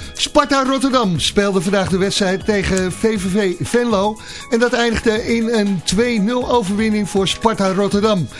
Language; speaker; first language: Dutch; native; Dutch